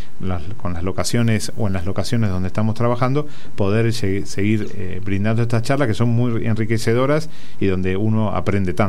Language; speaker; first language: Spanish; native; Spanish